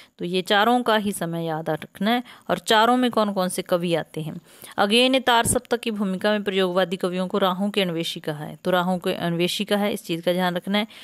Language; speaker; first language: Hindi; native; Hindi